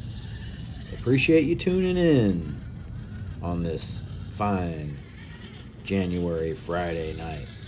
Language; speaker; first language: English; native; English